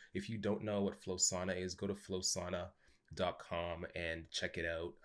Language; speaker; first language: English; native; English